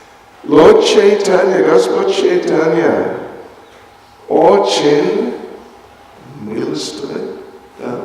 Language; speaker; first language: Russian; non-native, learner; English